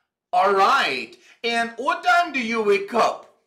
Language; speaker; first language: English; non-native, fluent; Portuguese